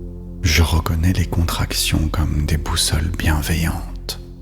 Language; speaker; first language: French; native; French